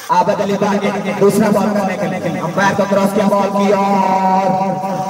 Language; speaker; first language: Urdu; non-native, local second language; Punjabi